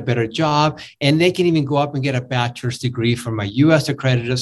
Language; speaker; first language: English; non-native, fluent; Spanish